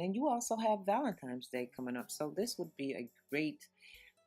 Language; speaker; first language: English; native; English